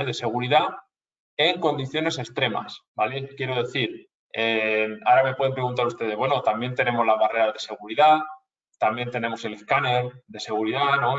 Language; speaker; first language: Spanish; native; Spanish